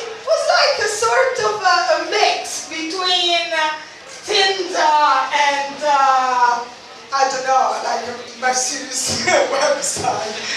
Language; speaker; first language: English; non-native, fluent; Italian